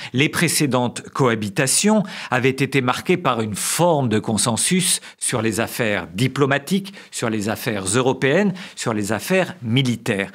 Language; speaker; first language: French; native; French